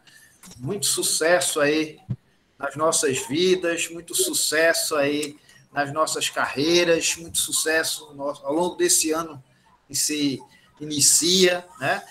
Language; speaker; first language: Portuguese; native; Portuguese